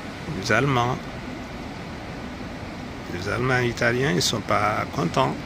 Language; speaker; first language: French; non-native, fluent; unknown